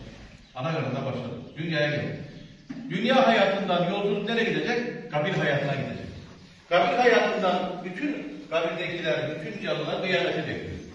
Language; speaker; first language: Turkish; native; Turkish